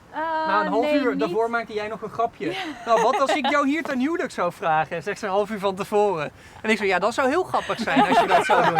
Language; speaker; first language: Dutch; native; Dutch